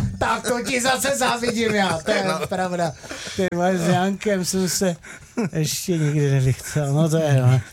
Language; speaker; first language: Czech; native; Czech